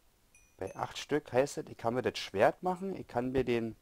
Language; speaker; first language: German; native; German